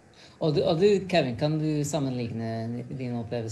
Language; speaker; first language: Norwegian; non-native, fluent; English